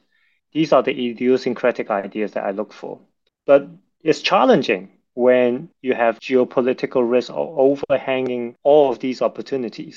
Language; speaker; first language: English; non-native, local second language; Cantonese